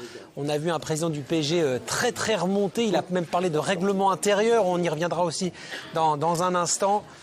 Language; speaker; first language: French; native; French